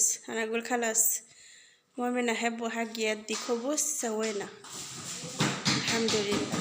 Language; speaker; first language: Arabic; non-native, learner; Bangla